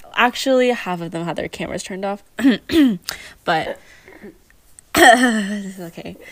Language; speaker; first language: English; native; English